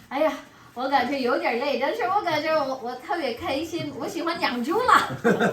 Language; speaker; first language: Chinese; non-native, learner; Filipino